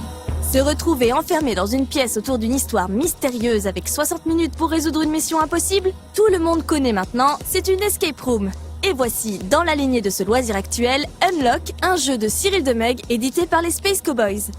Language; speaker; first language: French; native; French